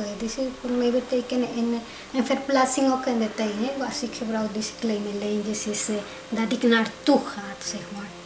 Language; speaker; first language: Dutch; non-native, fluent; Spanish